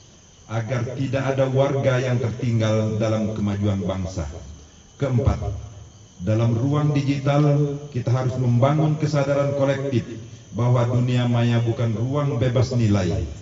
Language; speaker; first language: Indonesian; native; Indonesian